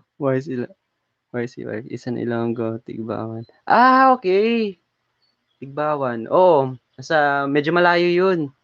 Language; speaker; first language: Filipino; non-native, local second language; Hiligaynon